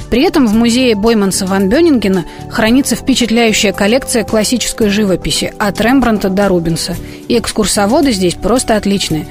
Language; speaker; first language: Russian; native; Russian